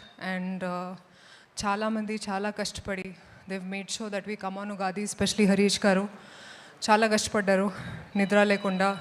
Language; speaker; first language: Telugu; non-native, local second language; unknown